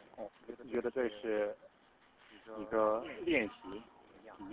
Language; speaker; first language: Chinese; non-native, fluent; Korean